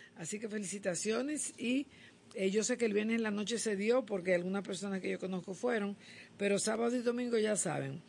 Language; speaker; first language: Spanish; native; Spanish